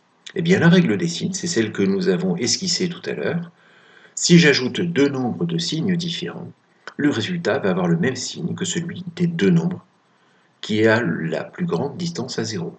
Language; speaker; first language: French; native; French